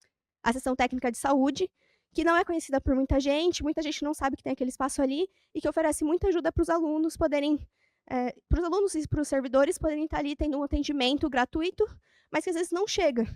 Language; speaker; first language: Portuguese; native; Portuguese